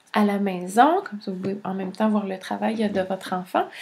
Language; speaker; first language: French; native; French